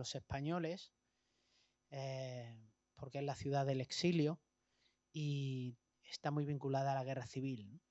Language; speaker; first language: Spanish; native; Spanish